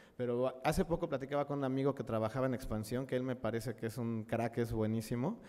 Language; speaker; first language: Spanish; native; Spanish